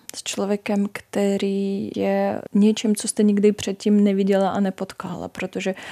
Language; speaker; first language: Czech; non-native, fluent; Russian